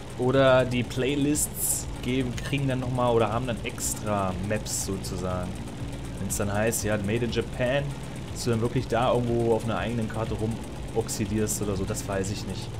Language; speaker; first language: German; native; German